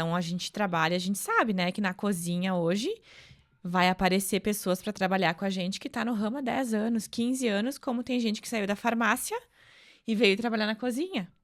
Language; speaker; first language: Portuguese; native; Portuguese